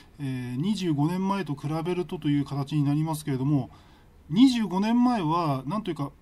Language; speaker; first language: Japanese; native; Japanese